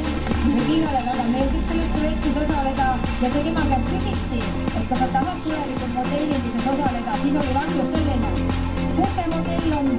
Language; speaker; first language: Estonian; native; Estonian